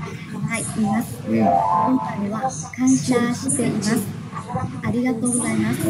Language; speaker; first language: Japanese; non-native, learner; Vietnamese